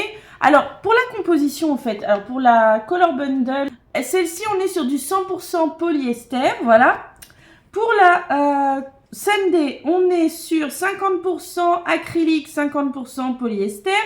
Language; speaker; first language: French; native; French